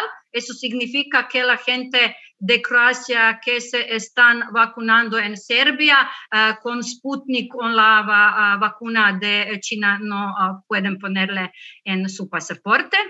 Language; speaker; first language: Spanish; non-native, learner; Croatian